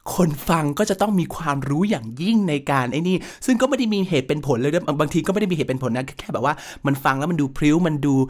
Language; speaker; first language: Thai; native; Thai